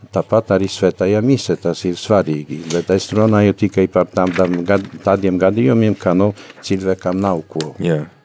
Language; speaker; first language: Latvian; non-native, fluent; Polish